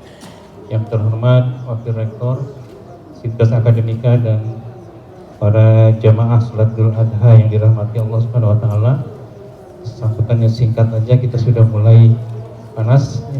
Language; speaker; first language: Indonesian; native; Indonesian